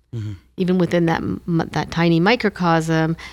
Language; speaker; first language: English; non-native, fluent; Hindi